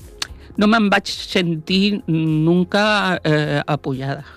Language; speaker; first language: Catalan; non-native, local second language; Spanish